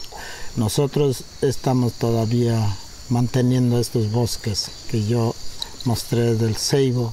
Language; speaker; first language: Spanish; non-native, local second language; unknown